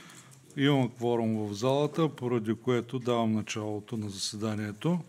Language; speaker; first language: Bulgarian; native; Bulgarian